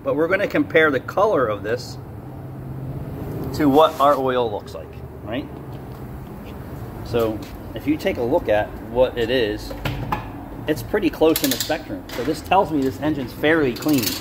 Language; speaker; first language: English; native; English